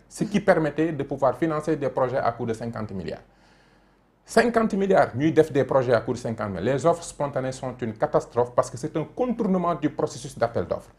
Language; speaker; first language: French; non-native, local second language; Wolof